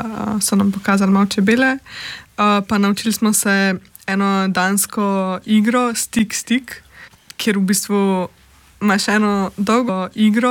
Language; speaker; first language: Slovenian; native; Slovenian